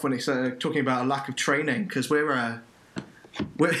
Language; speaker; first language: English; native; English